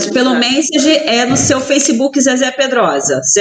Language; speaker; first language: Portuguese; native; Portuguese